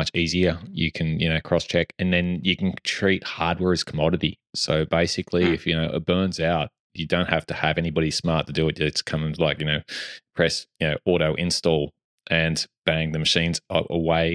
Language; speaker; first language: English; native; English